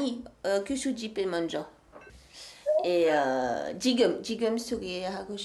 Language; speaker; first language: Korean; early bilingual, heritage; French